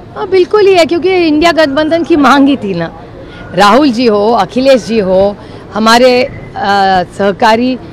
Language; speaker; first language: Hindi; non-native, local second language; Marathi